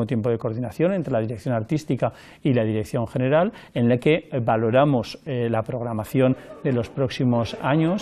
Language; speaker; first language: Spanish; native; Spanish